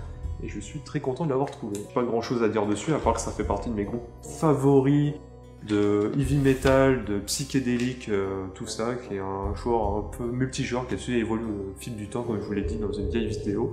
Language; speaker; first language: French; native; French